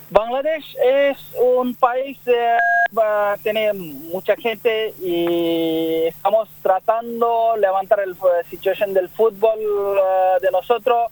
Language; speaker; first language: Spanish; non-native, learner; Bangla